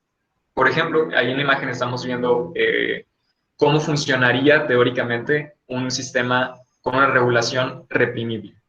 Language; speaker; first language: Spanish; native; Spanish